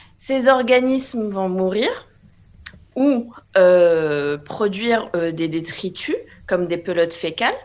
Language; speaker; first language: French; non-native, local second language; Arabic